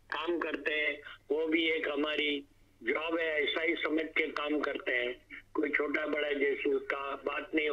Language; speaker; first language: Hindi; non-native, local second language; Gujarati